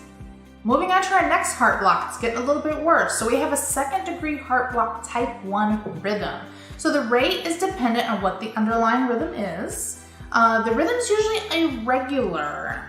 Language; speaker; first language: English; native; English